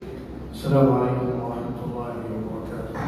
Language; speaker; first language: Arabic; non-native, fluent; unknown